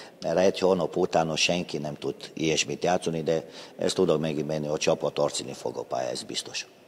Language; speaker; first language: Hungarian; non-native, learner; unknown